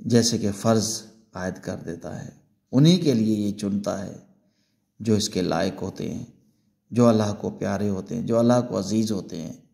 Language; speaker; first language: Urdu; non-native, local second language; Sindhi